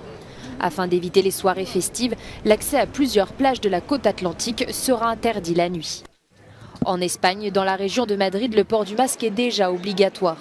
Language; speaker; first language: French; native; French